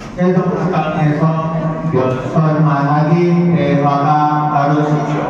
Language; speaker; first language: Korean; non-native, learner; Indonesian